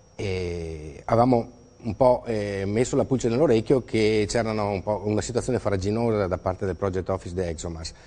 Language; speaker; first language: Italian; native; Italian